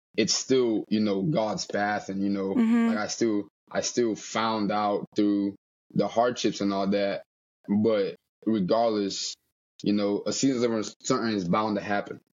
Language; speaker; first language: English; early bilingual, other home language; Portuguese